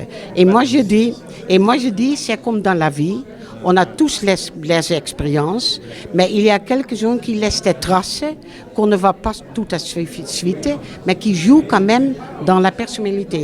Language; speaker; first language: French; non-native, fluent; Dutch